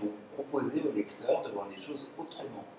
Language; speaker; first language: French; native; French